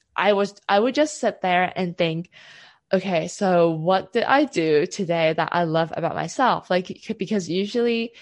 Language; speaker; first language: English; non-native, local second language; Cantonese